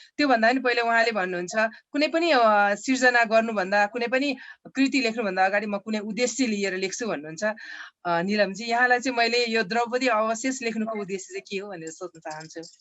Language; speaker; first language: Nepali; native; Nepali